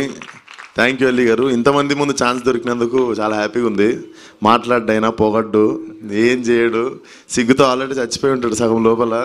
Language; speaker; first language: Telugu; native; Telugu